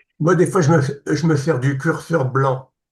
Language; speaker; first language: French; native; French